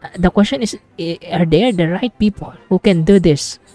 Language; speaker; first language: English; non-native, local second language; Filipino